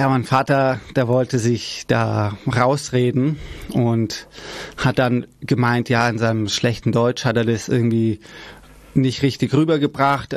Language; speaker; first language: German; early bilingual, other home language; Persian